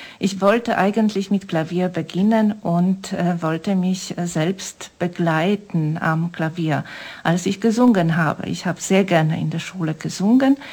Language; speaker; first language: German; non-native, fluent; Polish